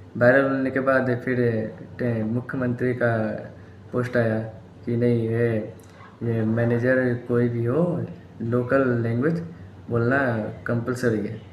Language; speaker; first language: Hindi; native; Hindi